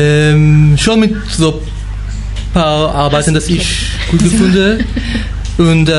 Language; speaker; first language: German; non-native, fluent; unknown